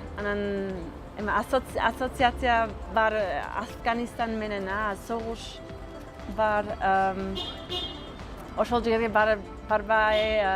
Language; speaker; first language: Kyrgyz; non-native, learner; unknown